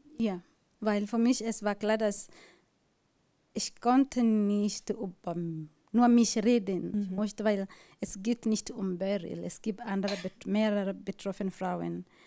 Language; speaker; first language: German; non-native, learner; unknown